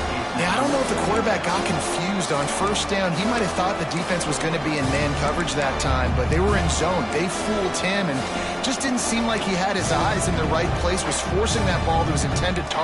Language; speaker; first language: English; native; English